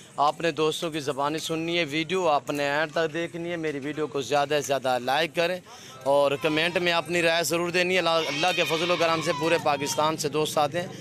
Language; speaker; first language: Urdu; non-native, local second language; Saraiki